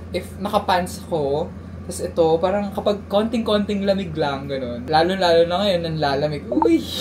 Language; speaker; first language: Filipino; native; Filipino